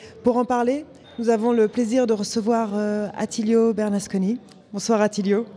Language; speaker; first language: French; native; French